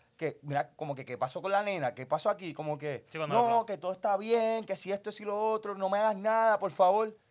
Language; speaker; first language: Spanish; native; Spanish